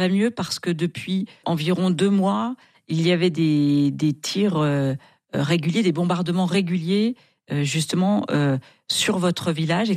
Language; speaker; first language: French; native; French